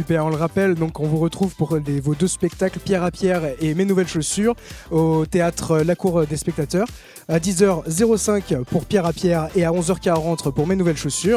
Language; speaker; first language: French; native; French